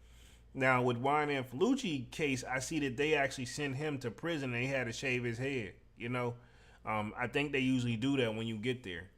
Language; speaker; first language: English; native; English